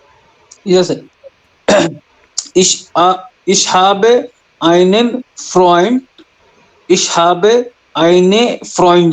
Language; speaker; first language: German; non-native, learner; Hindi